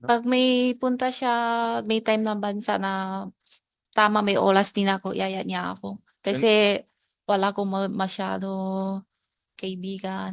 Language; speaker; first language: Filipino; non-native, learner; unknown